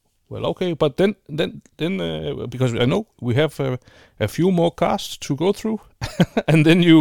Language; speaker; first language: English; non-native, fluent; Danish